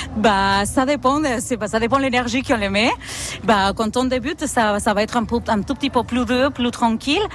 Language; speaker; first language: French; non-native, fluent; Spanish